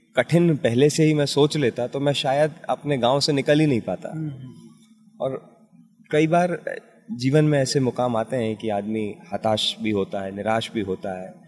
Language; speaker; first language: Hindi; native; Hindi